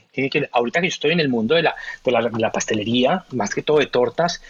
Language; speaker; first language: Spanish; native; Spanish